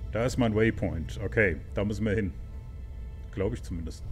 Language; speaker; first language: German; native; German